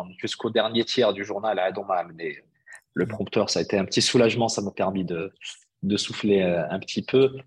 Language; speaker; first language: French; early bilingual, other home language; Arabic